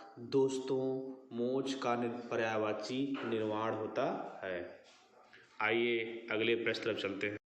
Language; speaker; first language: Hindi; native; Hindi